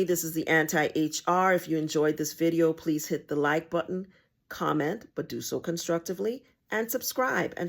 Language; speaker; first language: English; native; English